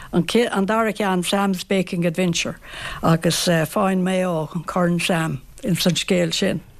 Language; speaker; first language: Irish; non-native, local second language; English